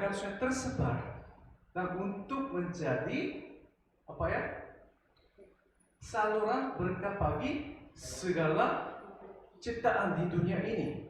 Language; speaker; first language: Indonesian; non-native, fluent; Korean